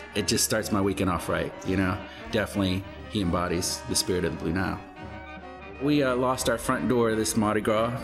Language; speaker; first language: English; native; English